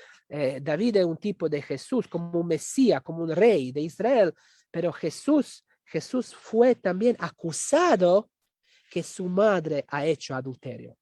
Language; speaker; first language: Spanish; non-native, fluent; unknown